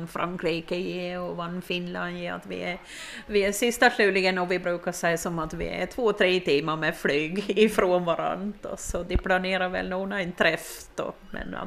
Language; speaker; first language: Swedish; native; Swedish